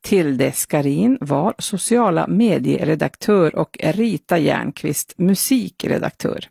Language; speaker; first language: Swedish; native; Swedish